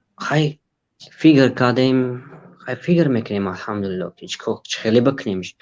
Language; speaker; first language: Tajik; native; Tajik